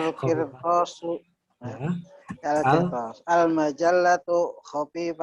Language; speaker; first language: Arabic; non-native, learner; Indonesian